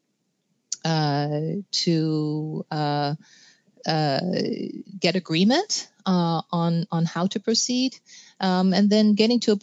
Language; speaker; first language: English; non-native, local second language; Cantonese